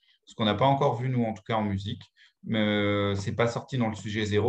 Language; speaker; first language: French; native; French